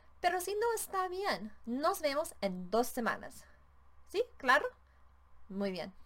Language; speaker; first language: Spanish; non-native, learner; English